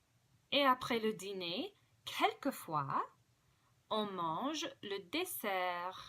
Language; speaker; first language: French; non-native, fluent; English